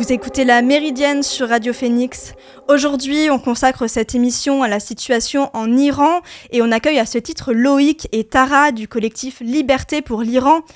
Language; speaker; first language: French; native; French